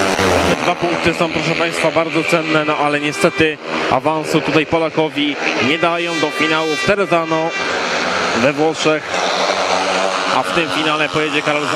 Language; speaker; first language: Polish; native; Polish